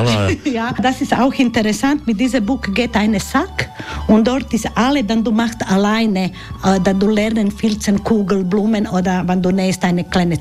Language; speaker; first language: German; non-native, learner; Croatian